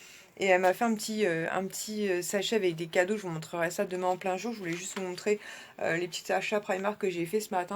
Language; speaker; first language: French; native; French